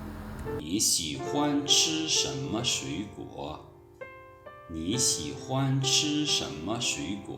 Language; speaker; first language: Chinese; non-native, fluent; Lao